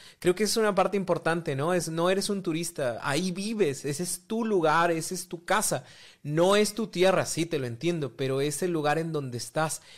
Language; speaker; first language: Spanish; native; Spanish